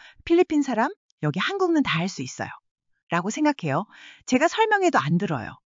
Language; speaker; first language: Korean; non-native, learner; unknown